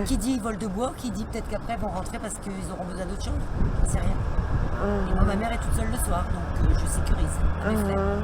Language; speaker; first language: French; native; French